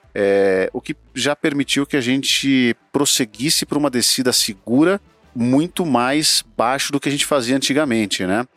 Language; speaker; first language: Portuguese; native; Portuguese